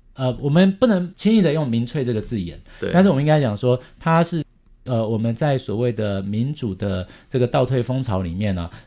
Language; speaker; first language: Chinese; native; Chinese